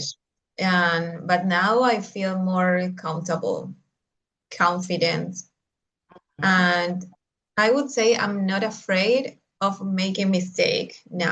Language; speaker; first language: English; non-native, learner; Spanish